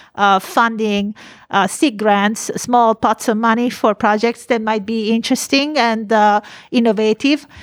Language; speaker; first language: English; non-native, fluent; Italian